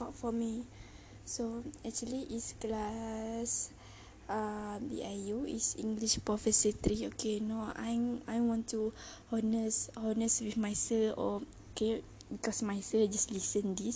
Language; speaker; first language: English; non-native, learner; Malay